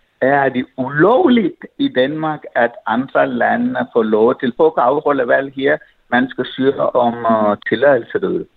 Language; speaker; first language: Danish; non-native, fluent; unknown